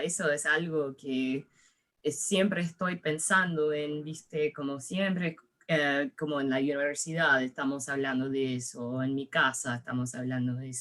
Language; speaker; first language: Spanish; early bilingual, heritage; English